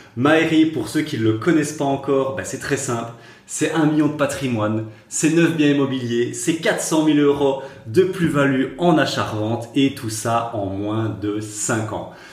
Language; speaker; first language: French; native; French